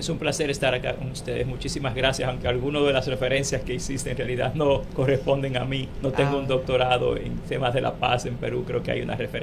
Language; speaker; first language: Spanish; native; Spanish